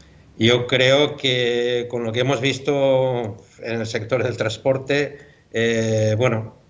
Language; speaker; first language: Spanish; native; Spanish